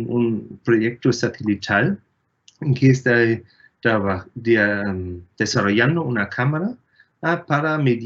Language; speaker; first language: Spanish; non-native, fluent; German